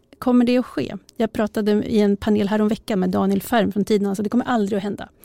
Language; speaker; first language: Swedish; native; Swedish